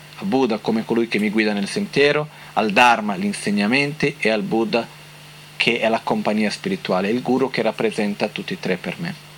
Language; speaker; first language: Italian; non-native, fluent; Portuguese